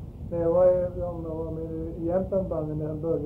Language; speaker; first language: Swedish; early bilingual, heritage; Swedish